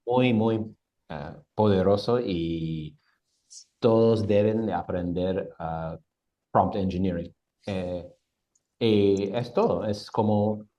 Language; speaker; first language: Spanish; non-native, fluent; English